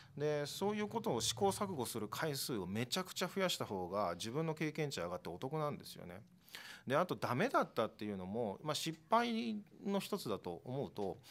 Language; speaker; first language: Japanese; native; Japanese